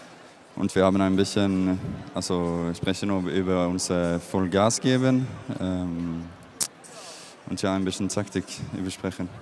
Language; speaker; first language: German; non-native, learner; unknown